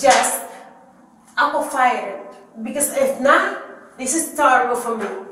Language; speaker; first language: English; non-native, learner; Spanish